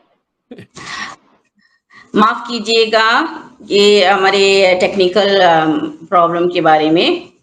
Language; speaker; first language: Hindi; non-native, learner; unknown